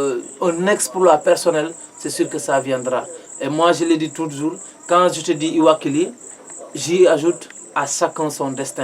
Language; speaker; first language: French; non-native, local second language; Mandingo